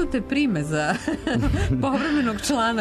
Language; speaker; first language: Serbian; native; Serbian